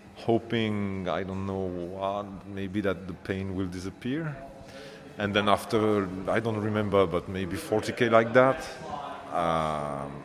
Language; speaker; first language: English; non-native, fluent; French